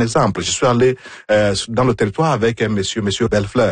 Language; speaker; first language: French; non-native, fluent; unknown